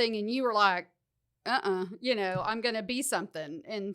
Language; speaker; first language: English; native; English